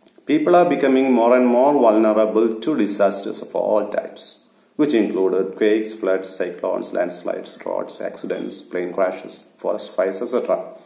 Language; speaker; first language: English; non-native, local second language; Malayalam